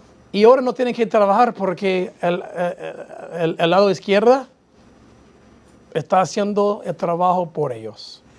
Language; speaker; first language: Spanish; non-native, fluent; English